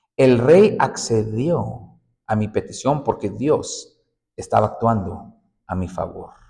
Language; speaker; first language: Spanish; early bilingual, heritage; Spanish